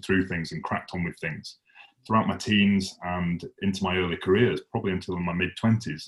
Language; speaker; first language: English; native; English